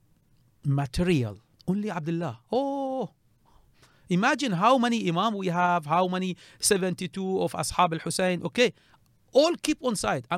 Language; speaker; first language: English; non-native, learner; Arabic